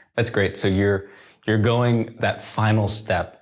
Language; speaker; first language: English; native; English